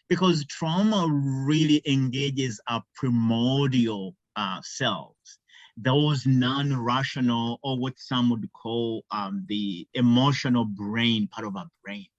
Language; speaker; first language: English; non-native, local second language; Ganda